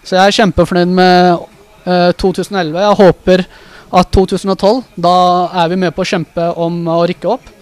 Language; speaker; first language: Norwegian; early bilingual, other home language; Urdu